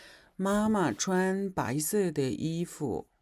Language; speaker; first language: Chinese; non-native, fluent; Mongolian